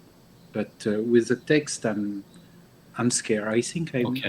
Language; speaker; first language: English; non-native, learner; French